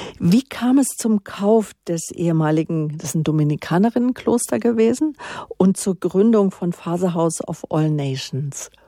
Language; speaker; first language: German; native; German